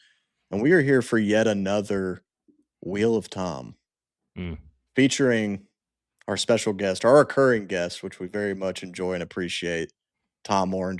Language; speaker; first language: English; native; English